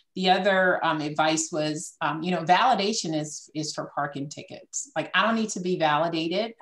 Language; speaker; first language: English; native; English